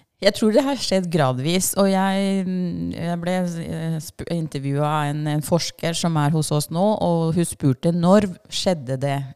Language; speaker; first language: Norwegian; non-native, fluent; Spanish